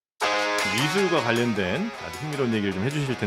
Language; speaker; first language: Korean; native; Korean